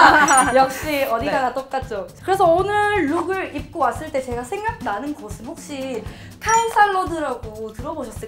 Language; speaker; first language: Korean; non-native, fluent; Thai